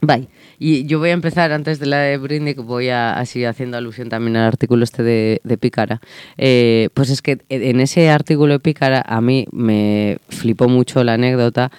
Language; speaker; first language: Spanish; native; Spanish